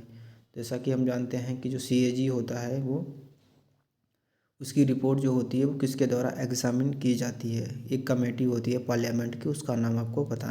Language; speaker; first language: Hindi; native; Hindi